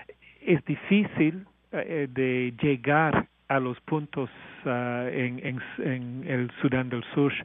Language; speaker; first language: Spanish; non-native, fluent; English